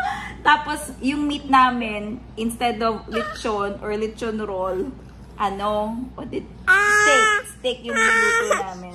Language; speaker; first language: Filipino; native; Filipino